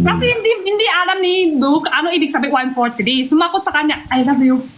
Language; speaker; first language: Filipino; non-native, learner; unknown